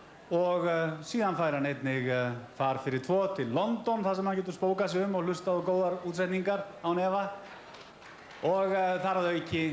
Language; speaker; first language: Icelandic; native; Icelandic